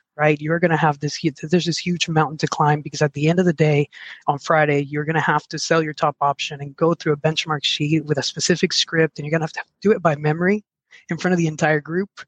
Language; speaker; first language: English; early bilingual, other home language; Spanish